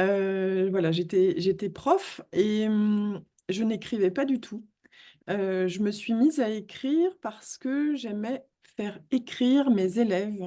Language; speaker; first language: French; native; French